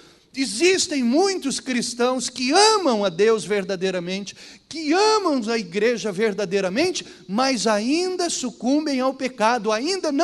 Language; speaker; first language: Portuguese; native; Portuguese